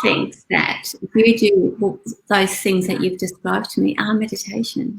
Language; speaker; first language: English; native; English